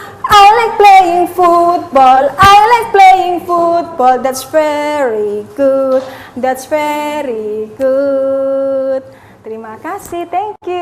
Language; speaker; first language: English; non-native, learner; Indonesian